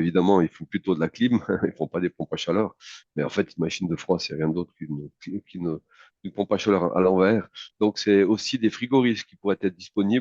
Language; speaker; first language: French; native; French